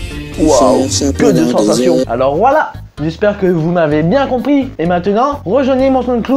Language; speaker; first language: French; native; French